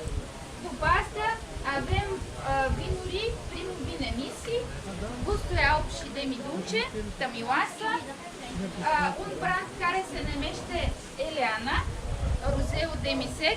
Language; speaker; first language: Romanian; non-native, learner; Bulgarian